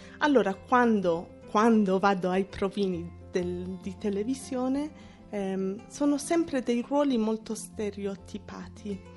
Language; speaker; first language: Italian; non-native, fluent; English